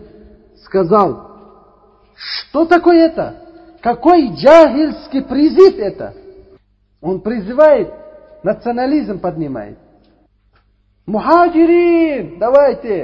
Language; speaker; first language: Russian; non-native, learner; Uzbek